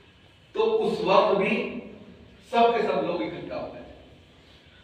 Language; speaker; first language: Urdu; native; Urdu